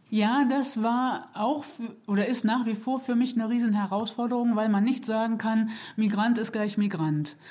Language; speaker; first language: German; native; German